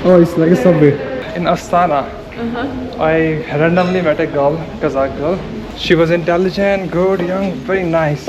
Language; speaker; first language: English; non-native, fluent; Hindi